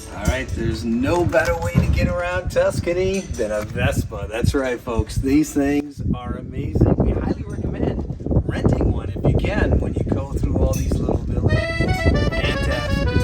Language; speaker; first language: English; native; English